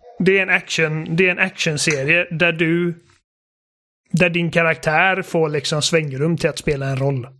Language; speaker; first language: Swedish; native; Swedish